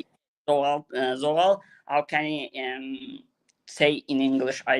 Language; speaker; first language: English; non-native, learner; Azerbaijani